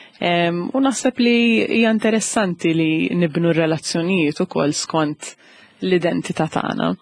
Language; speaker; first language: Maltese; native; Maltese